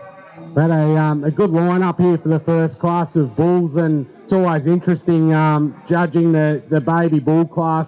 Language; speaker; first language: English; native; English